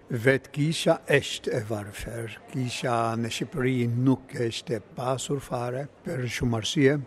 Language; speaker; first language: Albanian; non-native, fluent; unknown